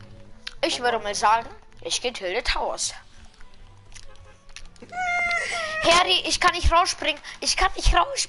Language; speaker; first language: German; native; German